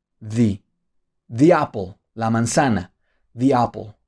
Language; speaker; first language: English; non-native, fluent; Spanish